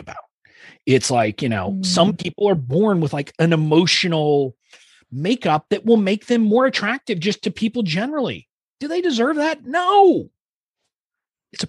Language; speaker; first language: English; native; English